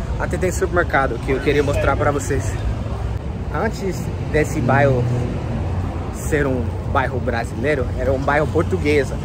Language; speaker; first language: Portuguese; non-native, fluent; English